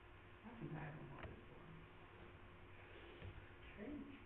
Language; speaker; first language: English; non-native, learner; Chinese